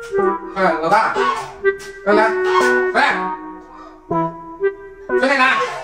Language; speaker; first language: Chinese; native; Chinese